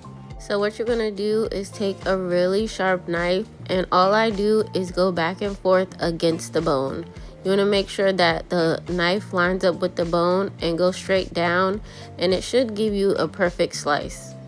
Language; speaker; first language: English; native; English